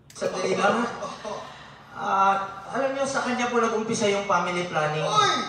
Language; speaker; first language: Filipino; native; Filipino